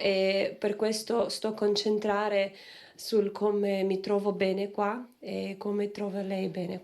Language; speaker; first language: Italian; non-native, learner; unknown